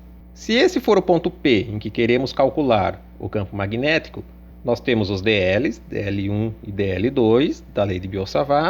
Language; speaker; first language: Portuguese; native; Portuguese